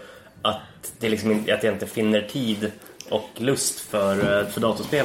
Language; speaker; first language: Swedish; native; Swedish